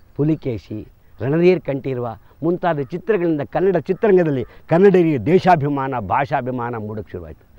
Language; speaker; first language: Kannada; native; Kannada